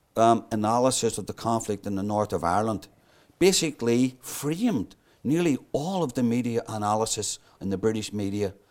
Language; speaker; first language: English; native; English